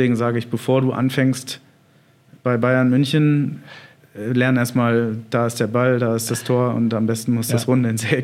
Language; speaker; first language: German; native; German